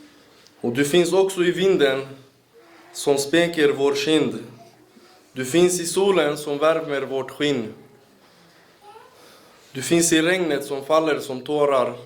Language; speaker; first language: Swedish; early bilingual, other home language; Central Kurdish